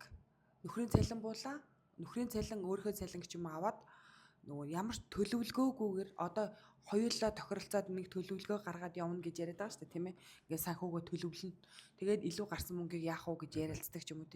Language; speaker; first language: Mongolian; native; Mongolian